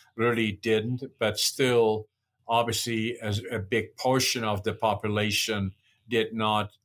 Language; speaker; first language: English; non-native, fluent; Dutch